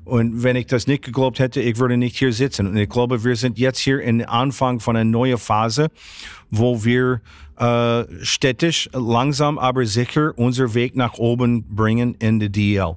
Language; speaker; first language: German; non-native, fluent; English